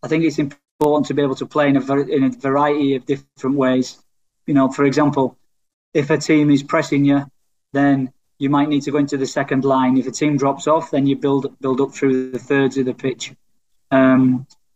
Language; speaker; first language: English; native; English